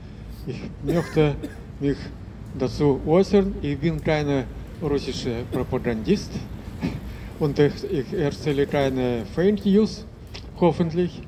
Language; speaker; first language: German; non-native, fluent; Russian